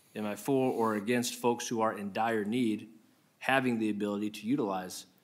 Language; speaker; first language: English; native; English